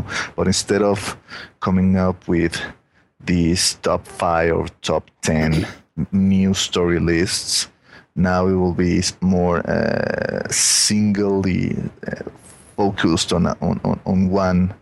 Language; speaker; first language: English; non-native, fluent; Spanish